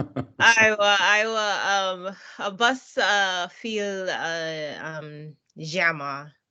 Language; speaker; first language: Arabic; non-native, learner; English